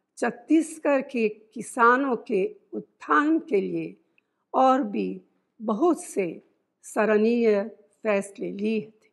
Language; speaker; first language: Hindi; non-native, fluent; Italian